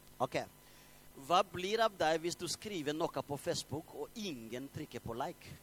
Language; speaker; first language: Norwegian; non-native, fluent; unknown